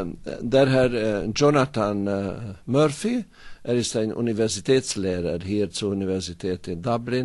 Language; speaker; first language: German; non-native, fluent; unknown